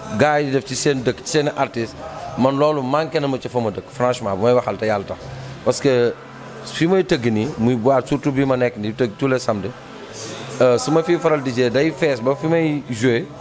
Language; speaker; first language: Wolof; non-native, local second language; Fula